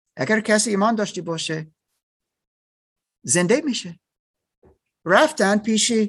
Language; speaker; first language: Persian; non-native, learner; German